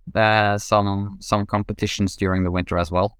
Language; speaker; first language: English; non-native, fluent; Norwegian